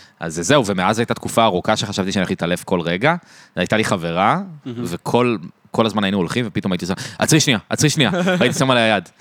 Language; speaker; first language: Hebrew; native; Hebrew